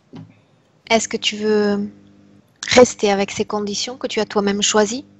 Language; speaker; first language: French; native; French